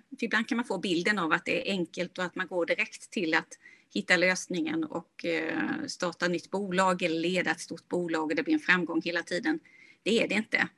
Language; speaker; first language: Swedish; native; Swedish